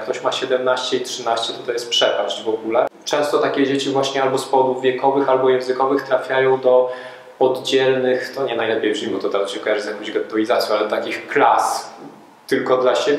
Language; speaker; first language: Polish; native; Polish